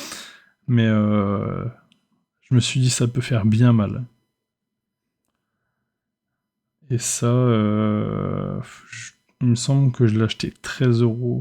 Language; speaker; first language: French; native; French